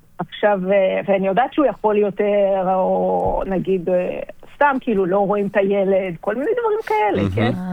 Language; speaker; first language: Hebrew; non-native, fluent; Russian